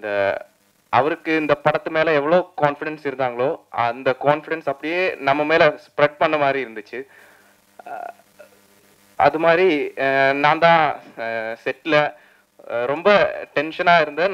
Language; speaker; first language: Tamil; non-native, learner; Malayalam